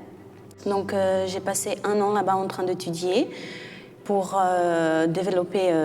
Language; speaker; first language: French; non-native, fluent; Portuguese